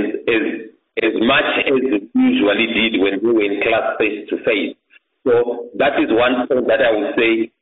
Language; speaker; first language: English; non-native, local second language; Shona